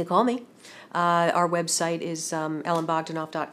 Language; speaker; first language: English; native; English